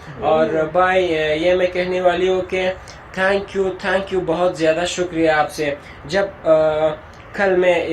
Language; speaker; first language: Hindi; non-native, learner; Persian